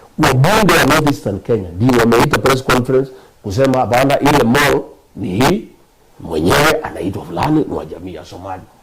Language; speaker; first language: Swahili; non-native, local second language; Kikuyu